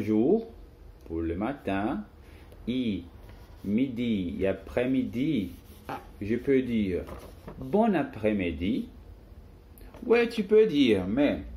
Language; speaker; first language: French; non-native, learner; Portuguese